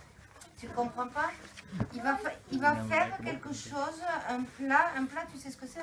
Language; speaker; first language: French; native; French